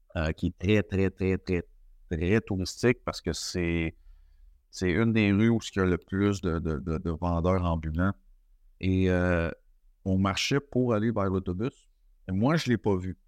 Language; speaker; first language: French; native; French